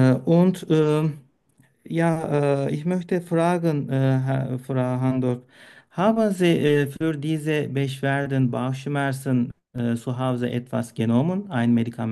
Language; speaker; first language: German; non-native, learner; Turkish